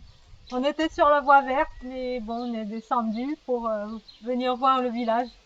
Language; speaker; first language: French; native; French